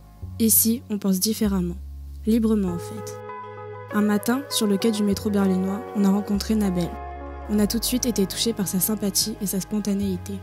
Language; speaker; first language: French; native; French